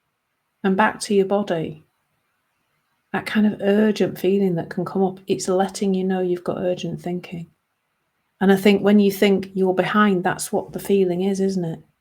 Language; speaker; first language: English; native; English